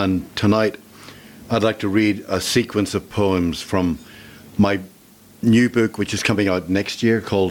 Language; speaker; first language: English; native; English